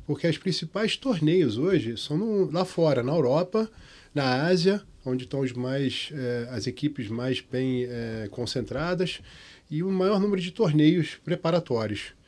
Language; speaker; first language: Portuguese; non-native, fluent; Arabic